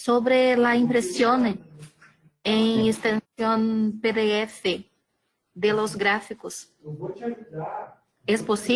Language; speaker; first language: Spanish; non-native, learner; Portuguese